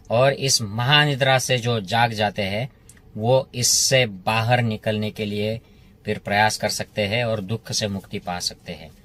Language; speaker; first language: Hindi; non-native, local second language; Marathi